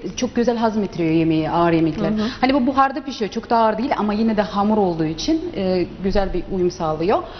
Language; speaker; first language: Turkish; non-native, fluent; Uzbek